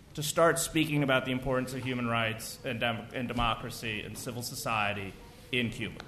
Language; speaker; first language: English; early bilingual, other home language; Spanish